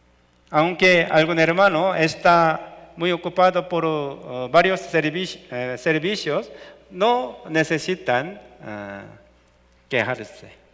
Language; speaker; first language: Spanish; non-native, fluent; Korean